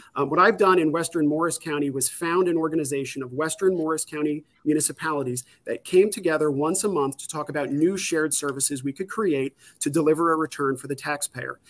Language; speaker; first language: English; native; English